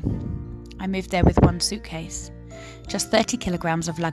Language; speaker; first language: English; native; English